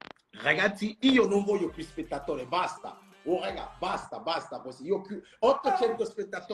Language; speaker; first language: Italian; non-native, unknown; French